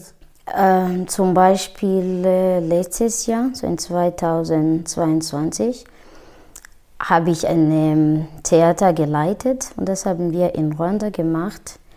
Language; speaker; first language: German; non-native, fluent; Kinyarwanda